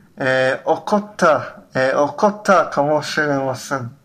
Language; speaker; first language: Japanese; non-native, learner; Hebrew